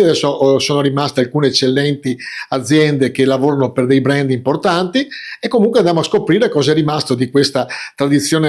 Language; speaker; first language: Italian; native; Italian